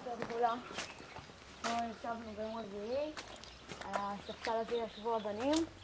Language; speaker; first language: Hebrew; native; Hebrew